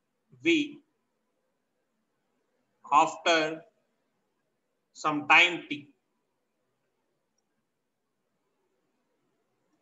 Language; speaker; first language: English; non-native, local second language; Telugu